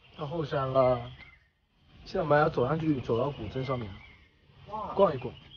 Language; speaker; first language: Chinese; native; Chinese